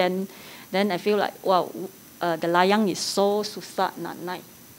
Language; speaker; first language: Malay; non-native, local second language; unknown